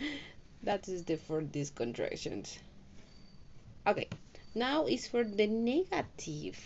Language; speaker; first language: English; non-native, learner; Spanish